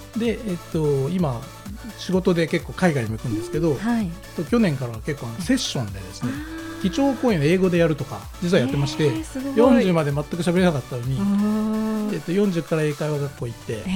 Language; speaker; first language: Japanese; native; Japanese